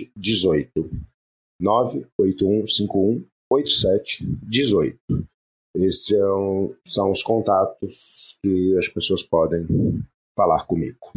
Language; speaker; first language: Portuguese; early bilingual, other home language; French